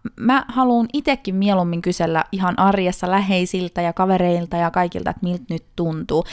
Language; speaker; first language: Finnish; early bilingual, heritage; Finnish